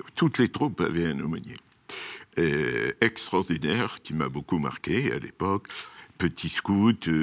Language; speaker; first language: French; native; French